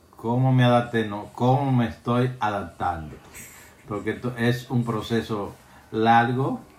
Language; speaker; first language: Spanish; native; Spanish